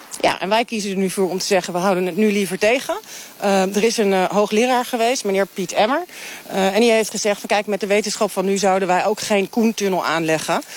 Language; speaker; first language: Dutch; native; Dutch